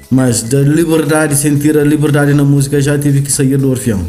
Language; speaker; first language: Portuguese; non-native, local second language; Kabuverdianu